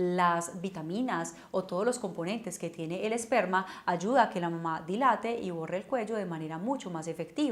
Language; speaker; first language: Spanish; native; Spanish